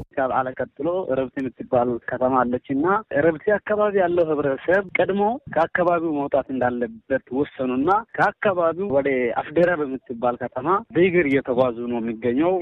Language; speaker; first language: Amharic; non-native, local second language; Afar